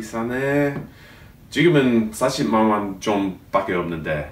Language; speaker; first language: Korean; non-native, learner; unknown